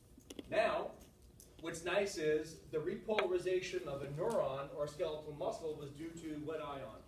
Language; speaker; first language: English; native; English